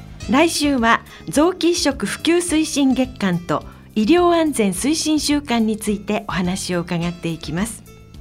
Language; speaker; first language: Japanese; native; Japanese